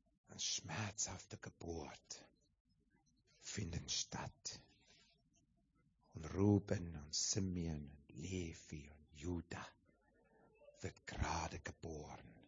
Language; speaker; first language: German; non-native, learner; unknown